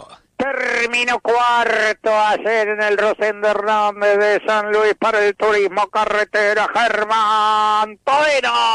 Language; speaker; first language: Spanish; native; Spanish